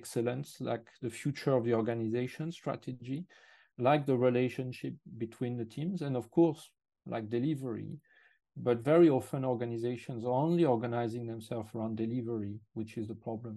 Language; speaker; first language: English; non-native, fluent; French